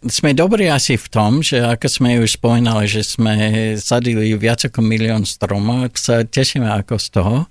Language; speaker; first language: Slovak; non-native, fluent; English